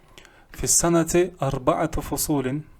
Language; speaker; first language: Arabic; non-native, fluent; Kazakh